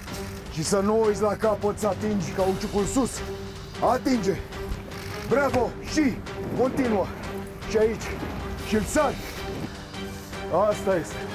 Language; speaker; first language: Romanian; native; Romanian